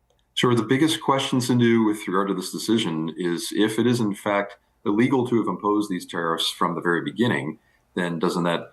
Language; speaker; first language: English; native; English